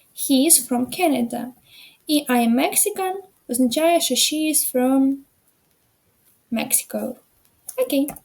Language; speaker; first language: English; non-native, fluent; Ukrainian